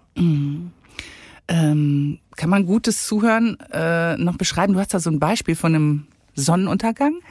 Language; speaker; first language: German; native; German